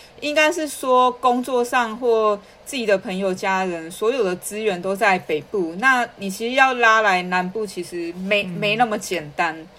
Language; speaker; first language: Chinese; native; Chinese